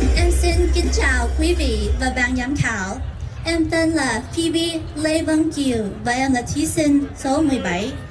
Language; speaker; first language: Vietnamese; early bilingual, heritage; Vietnamese